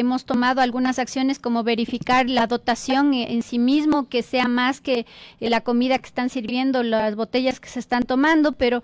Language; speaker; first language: Spanish; native; Spanish